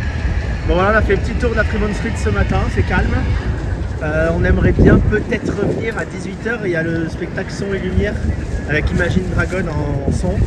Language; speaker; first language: French; native; French